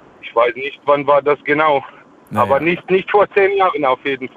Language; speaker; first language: German; non-native, fluent; Arabic